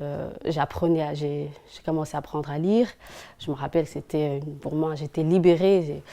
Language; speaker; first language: French; early bilingual, other home language; Somali